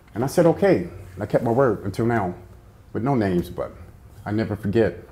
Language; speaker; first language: English; native; English